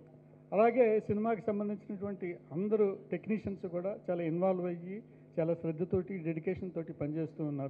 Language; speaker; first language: Telugu; native; Telugu